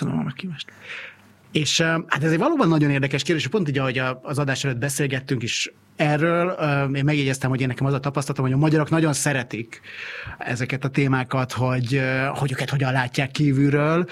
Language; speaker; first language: Hungarian; native; Hungarian